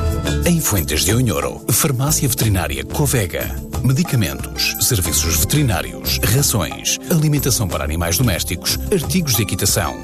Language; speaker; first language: Portuguese; native; Portuguese